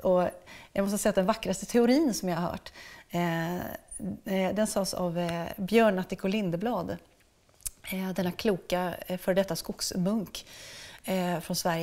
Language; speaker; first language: Swedish; native; Swedish